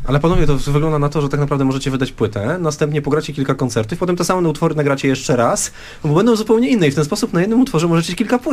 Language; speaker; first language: Polish; native; Polish